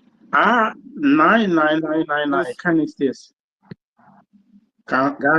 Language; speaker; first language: German; non-native, learner; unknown